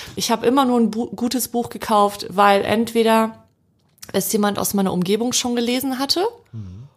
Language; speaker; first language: German; early bilingual, other home language; Polish